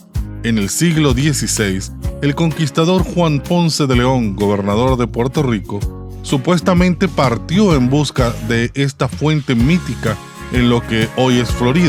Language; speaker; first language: Spanish; native; Spanish